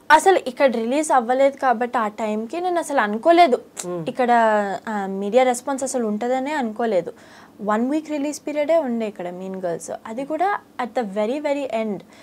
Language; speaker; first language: Telugu; early bilingual, heritage; Telugu